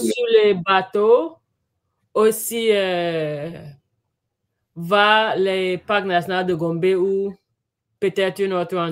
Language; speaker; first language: French; non-native, learner; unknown